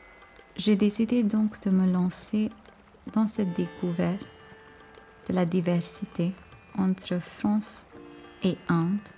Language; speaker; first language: French; non-native, fluent; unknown